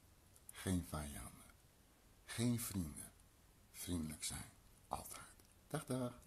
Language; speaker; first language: Dutch; early bilingual, other home language; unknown